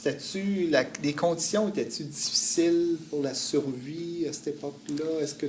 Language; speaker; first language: French; native; French